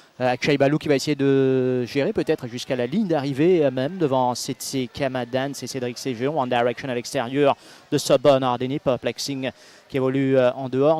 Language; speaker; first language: French; non-native, local second language; Morisyen